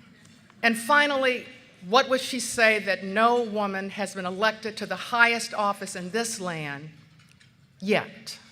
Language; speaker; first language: English; native; English